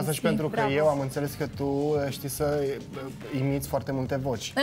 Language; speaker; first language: Romanian; native; Romanian